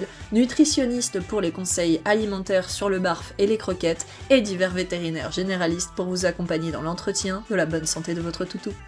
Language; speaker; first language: French; native; French